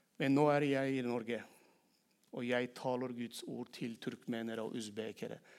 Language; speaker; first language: Norwegian; non-native, fluent; Turkmen